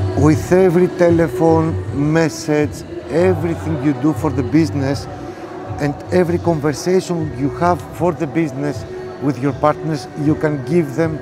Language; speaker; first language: English; non-native, fluent; Greek